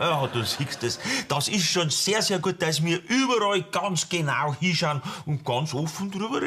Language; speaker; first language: German; native; German